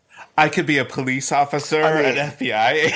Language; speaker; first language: English; native; English